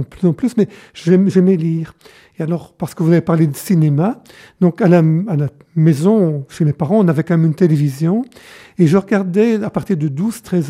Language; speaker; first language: French; native; French